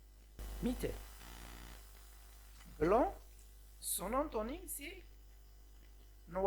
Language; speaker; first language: French; non-native, local second language; Arabic